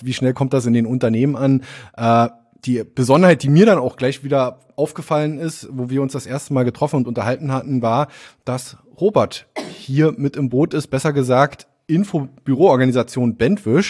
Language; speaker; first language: German; native; German